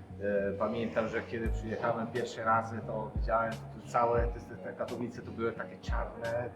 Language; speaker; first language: Polish; non-native, fluent; Italian